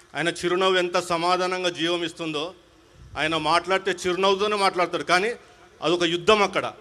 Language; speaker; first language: Telugu; non-native, local second language; Hindi